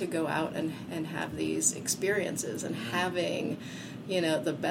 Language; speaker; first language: English; native; English